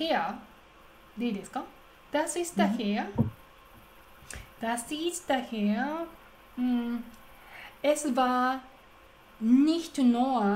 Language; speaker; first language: German; non-native, learner; Japanese